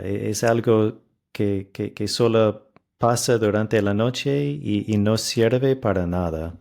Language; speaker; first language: Spanish; non-native, fluent; English